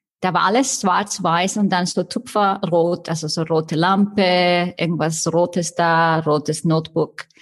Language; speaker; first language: German; non-native, fluent; Icelandic